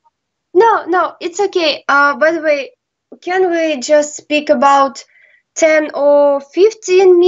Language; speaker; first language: English; non-native, learner; Russian